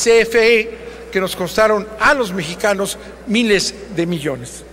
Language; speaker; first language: Spanish; native; Spanish